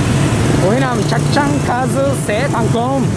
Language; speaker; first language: Vietnamese; non-native, learner; Japanese